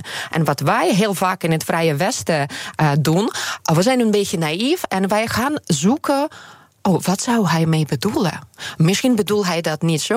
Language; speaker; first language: Dutch; non-native, fluent; Ukrainian